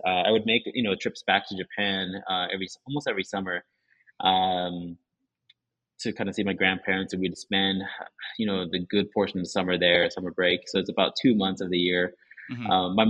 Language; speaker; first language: English; early bilingual, other home language; Japanese